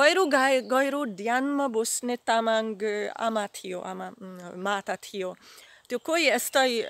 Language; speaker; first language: Nepali; non-native, fluent; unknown